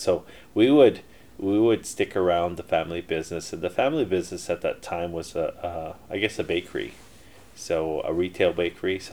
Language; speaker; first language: English; early bilingual, other home language; Korean